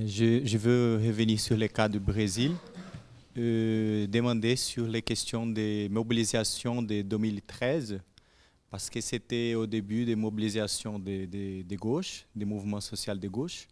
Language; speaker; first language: French; non-native, fluent; Portuguese